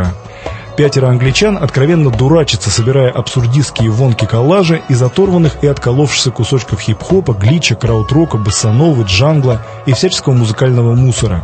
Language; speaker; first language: Russian; native; Russian